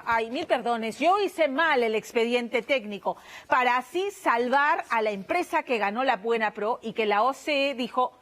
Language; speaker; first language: Spanish; native; Spanish